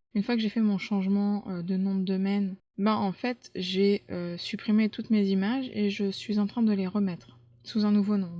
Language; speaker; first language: French; native; French